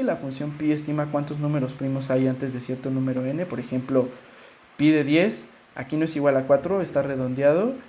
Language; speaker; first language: Spanish; native; Spanish